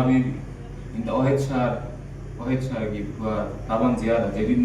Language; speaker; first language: Arabic; non-native, learner; Bangla